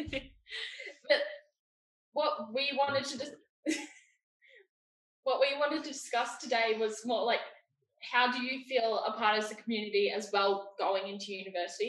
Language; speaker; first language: English; native; English